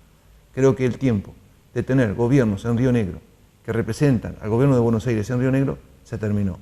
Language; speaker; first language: Spanish; native; Spanish